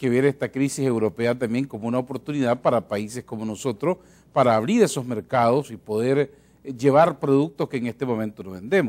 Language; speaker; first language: Spanish; native; Spanish